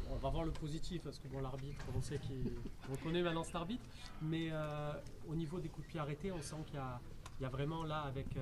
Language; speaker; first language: French; native; French